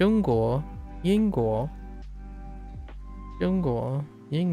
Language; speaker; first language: Chinese; non-native, learner; English